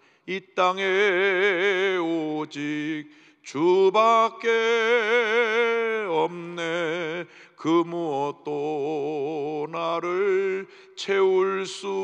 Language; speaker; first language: Korean; native; Korean